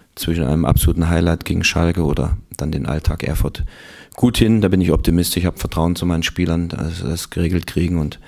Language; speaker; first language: German; native; German